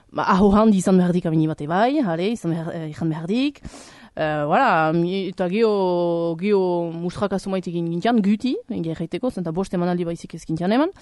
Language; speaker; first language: Basque; native; Basque